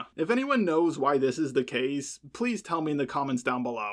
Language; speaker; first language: English; native; English